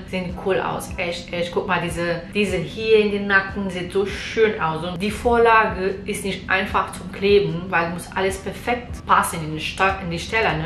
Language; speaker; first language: German; non-native, learner; Portuguese